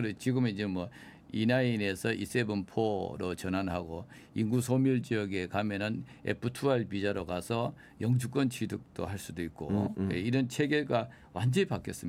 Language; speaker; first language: Korean; native; Korean